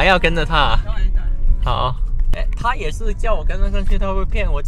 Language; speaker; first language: Chinese; native; Chinese